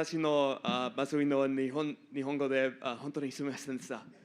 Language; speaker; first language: Japanese; non-native, learner; English